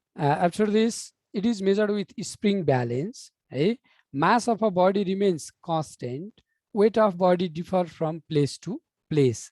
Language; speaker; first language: English; non-native, local second language; Nepali